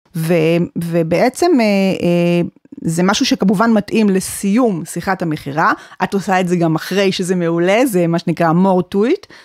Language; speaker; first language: Hebrew; native; Hebrew